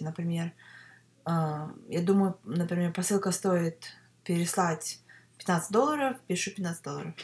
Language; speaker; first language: Russian; early bilingual, heritage; Russian